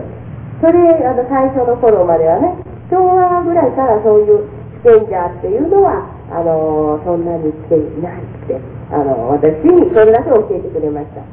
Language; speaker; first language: Japanese; native; Japanese